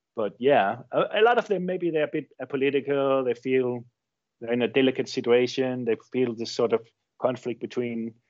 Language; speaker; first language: English; non-native, fluent; Danish